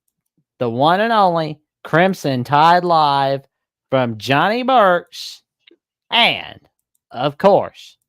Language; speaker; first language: English; native; English